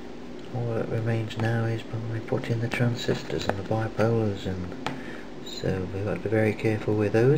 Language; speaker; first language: English; native; English